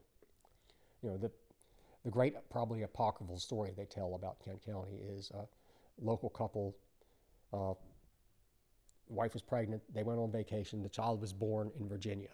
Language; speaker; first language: English; native; English